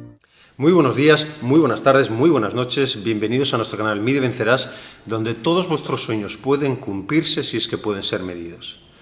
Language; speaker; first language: Spanish; native; Spanish